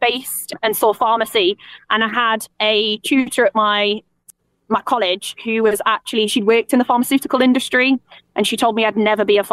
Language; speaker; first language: English; native; English